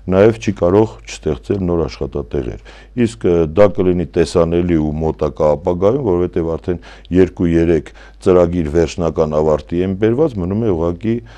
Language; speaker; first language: Armenian; native; Armenian